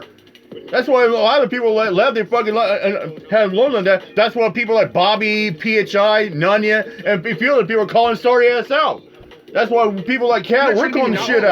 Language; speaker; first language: English; native; English